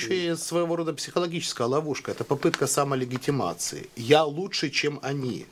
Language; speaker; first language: Russian; native; Russian